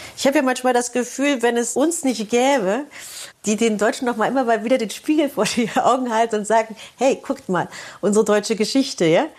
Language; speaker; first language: German; early bilingual, other home language; Turkish